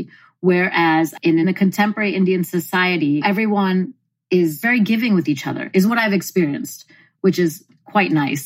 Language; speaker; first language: English; native; English